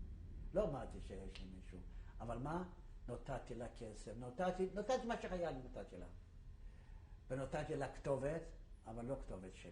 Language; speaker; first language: Hebrew; non-native, fluent; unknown